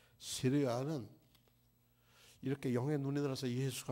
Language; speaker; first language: Korean; native; Korean